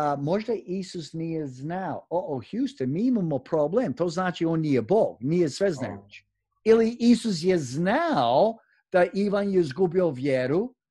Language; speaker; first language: Croatian; early bilingual, heritage; Croatian